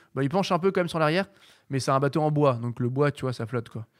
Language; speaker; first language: French; native; French